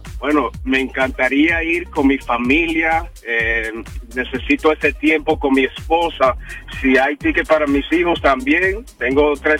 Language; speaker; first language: Spanish; early bilingual, heritage; Spanish